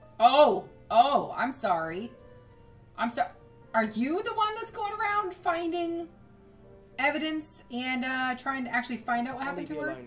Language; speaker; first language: English; native; English